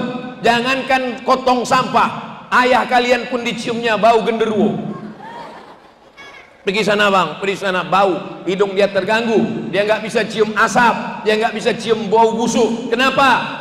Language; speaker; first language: Indonesian; native; Indonesian